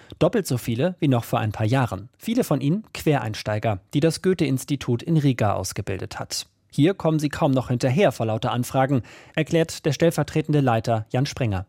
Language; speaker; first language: German; native; German